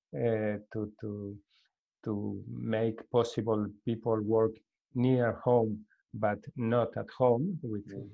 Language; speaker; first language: English; non-native, learner; Spanish